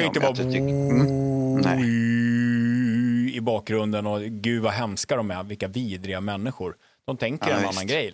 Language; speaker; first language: Swedish; native; Swedish